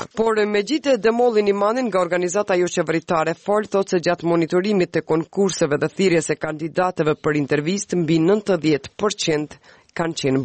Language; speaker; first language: Albanian; native; Albanian